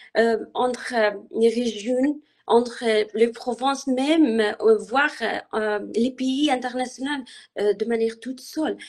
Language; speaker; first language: French; non-native, learner; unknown